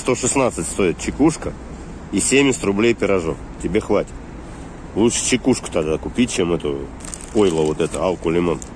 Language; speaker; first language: Russian; native; Russian